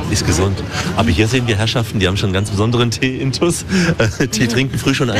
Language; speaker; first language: German; native; German